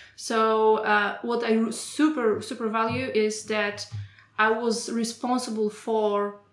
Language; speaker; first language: English; non-native, fluent; Polish